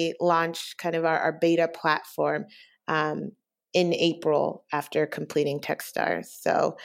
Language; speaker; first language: English; native; English